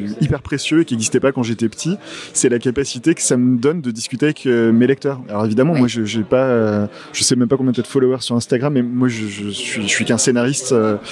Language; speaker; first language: French; native; French